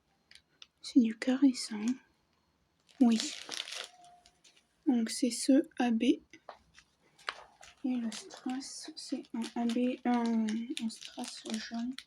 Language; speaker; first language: French; native; French